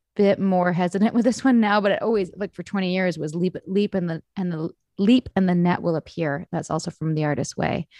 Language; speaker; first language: English; native; English